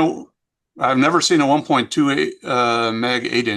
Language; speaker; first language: English; native; English